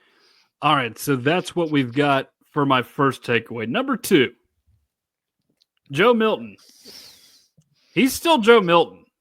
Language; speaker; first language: English; native; English